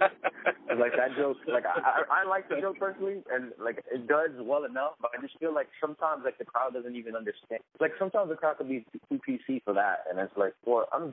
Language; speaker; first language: English; native; English